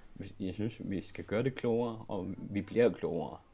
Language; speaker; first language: Danish; non-native, local second language; Kalaallisut